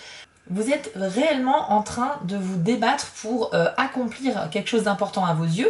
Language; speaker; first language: French; native; French